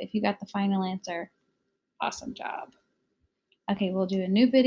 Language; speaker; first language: English; native; English